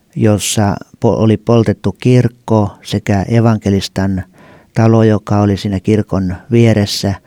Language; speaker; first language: Finnish; native; Finnish